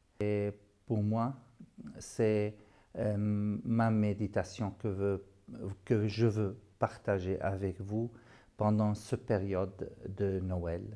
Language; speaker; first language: French; non-native, fluent; Arabic